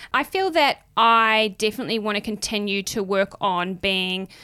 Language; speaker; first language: English; native; English